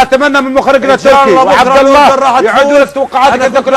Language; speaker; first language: Arabic; native; Arabic